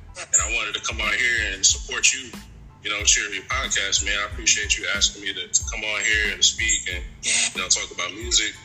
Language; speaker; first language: English; native; English